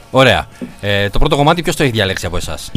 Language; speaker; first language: Greek; native; Greek